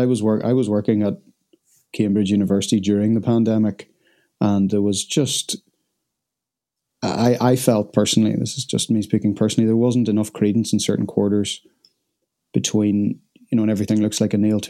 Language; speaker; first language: English; native; English